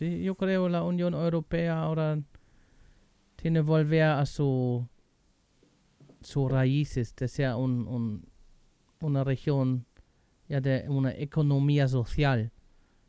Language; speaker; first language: Spanish; non-native, learner; German